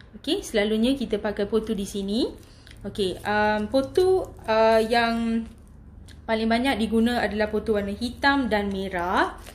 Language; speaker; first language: Malay; non-native, local second language; Tamil